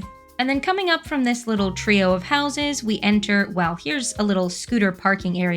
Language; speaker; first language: English; native; English